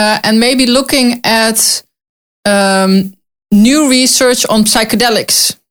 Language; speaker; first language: English; non-native, learner; Dutch